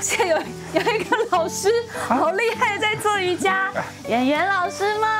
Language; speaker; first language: Chinese; native; Chinese